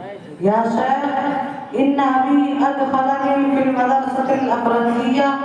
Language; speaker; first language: Arabic; non-native, learner; Urdu